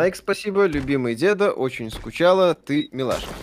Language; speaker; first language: Russian; native; Russian